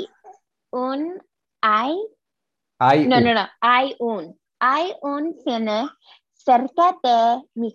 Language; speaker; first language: Spanish; non-native, learner; English